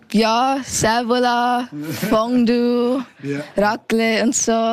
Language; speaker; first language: German; early bilingual, heritage; German